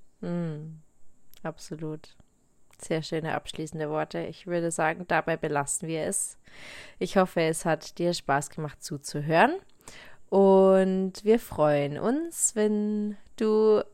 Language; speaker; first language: German; native; German